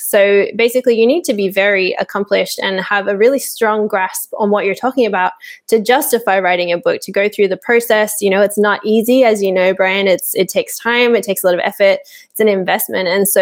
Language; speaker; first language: English; native; English